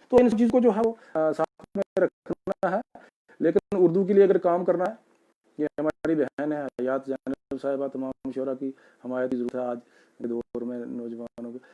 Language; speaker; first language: Urdu; non-native, local second language; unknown